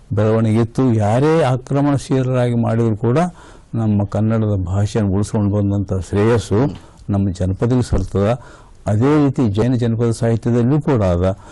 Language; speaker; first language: Kannada; native; Kannada